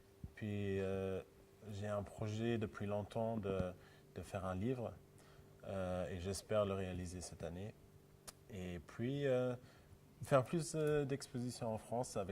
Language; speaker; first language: French; non-native, local second language; Luxembourgish